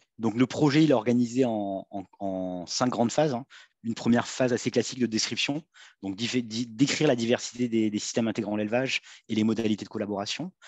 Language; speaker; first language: French; native; French